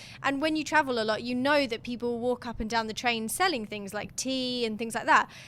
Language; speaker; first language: English; native; English